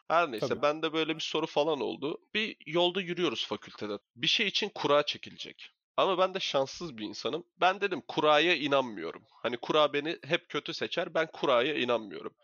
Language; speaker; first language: Turkish; native; Turkish